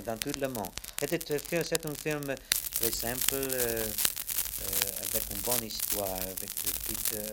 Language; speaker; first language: French; non-native, learner; English